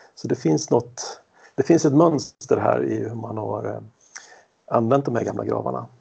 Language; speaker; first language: Swedish; native; Swedish